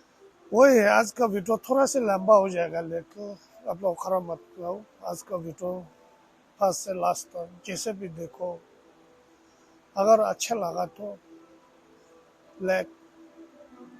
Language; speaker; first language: Hindi; non-native, local second language; Tibetan